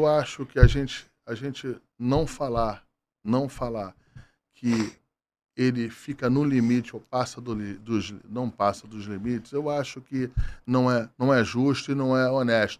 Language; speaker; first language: Portuguese; native; Portuguese